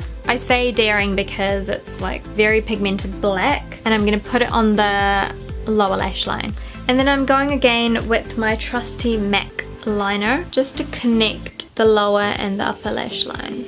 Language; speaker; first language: English; early bilingual, other home language; Sinhala